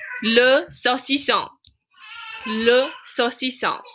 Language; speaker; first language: French; non-native, fluent; English